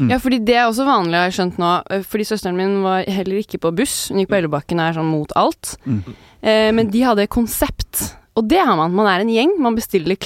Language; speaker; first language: Norwegian; native; Norwegian